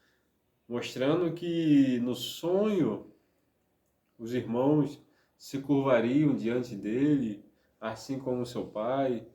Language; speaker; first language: Portuguese; native; Portuguese